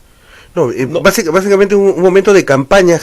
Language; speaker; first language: Spanish; native; Spanish